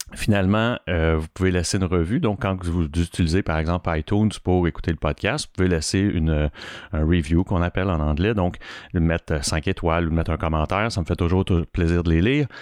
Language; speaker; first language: French; native; French